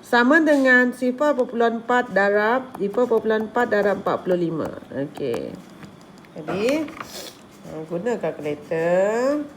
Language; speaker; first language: Malay; native; Malay